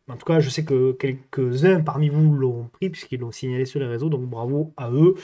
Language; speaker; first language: French; native; French